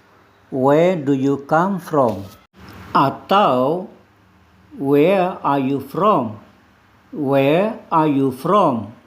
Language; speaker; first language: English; non-native, fluent; Indonesian